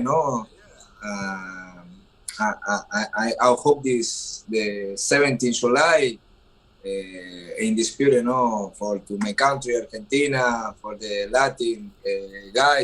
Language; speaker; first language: English; non-native, learner; Spanish